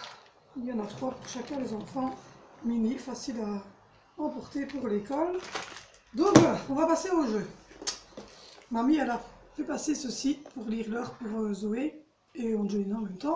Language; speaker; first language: French; native; French